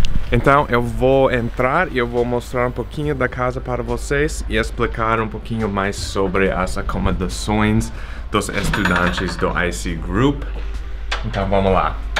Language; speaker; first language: Portuguese; non-native, fluent; English